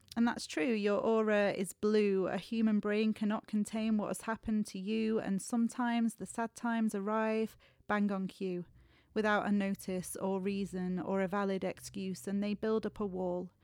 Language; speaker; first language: English; native; English